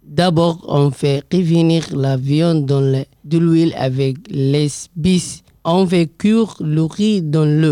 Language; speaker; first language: French; non-native, learner; Somali